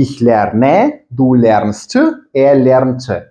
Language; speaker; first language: German; non-native, fluent; Ukrainian